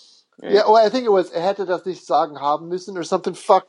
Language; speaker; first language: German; non-native, fluent; English